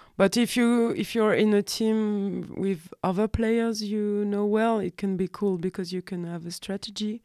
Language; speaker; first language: English; non-native, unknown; French